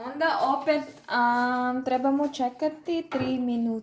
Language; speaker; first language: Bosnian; non-native, learner; Filipino